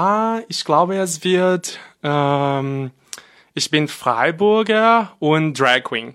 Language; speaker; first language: German; non-native, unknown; Portuguese